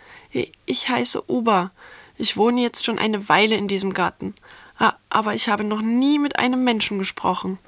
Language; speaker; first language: German; native; German